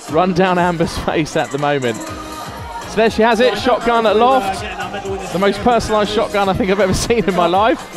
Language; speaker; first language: English; native; English